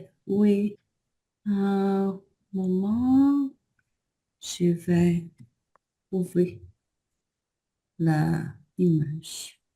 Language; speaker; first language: French; non-native, learner; Portuguese